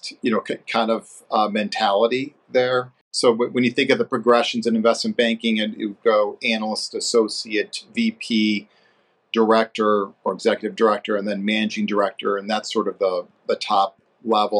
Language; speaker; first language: English; native; English